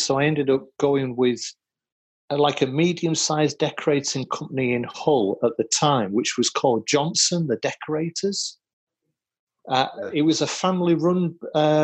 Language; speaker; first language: English; native; English